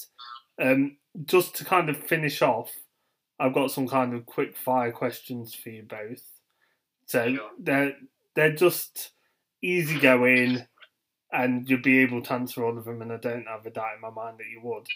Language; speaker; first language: English; native; English